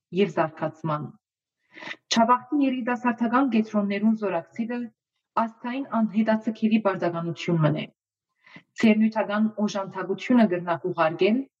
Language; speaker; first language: Armenian; early bilingual, heritage; Armenian